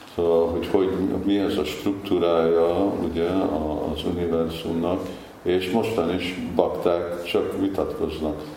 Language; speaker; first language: Hungarian; early bilingual, heritage; Hungarian